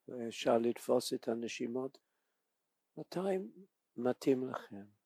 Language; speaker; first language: Hebrew; non-native, fluent; English